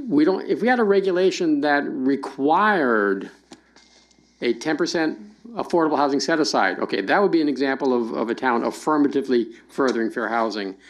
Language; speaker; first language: English; native; English